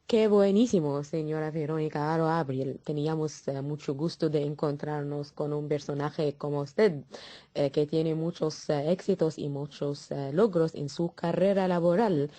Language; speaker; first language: Spanish; non-native, fluent; Arabic